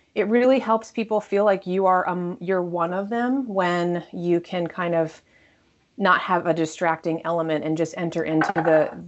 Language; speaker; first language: English; native; English